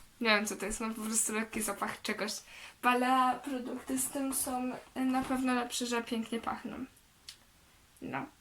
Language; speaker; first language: Polish; early bilingual, heritage; Polish